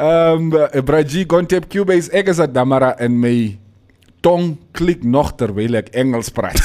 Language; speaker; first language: English; non-native, local second language; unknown